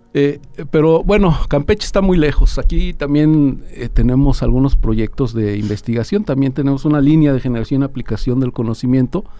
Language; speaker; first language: Spanish; native; Spanish